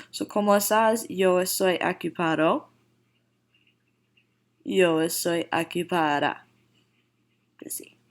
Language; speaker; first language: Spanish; non-native, fluent; English